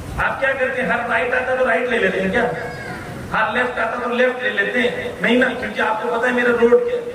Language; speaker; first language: Urdu; native; Urdu